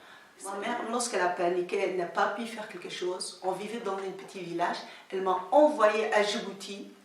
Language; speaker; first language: French; non-native, local second language; Somali